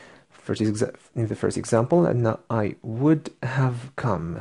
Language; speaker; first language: English; non-native, fluent; Arabic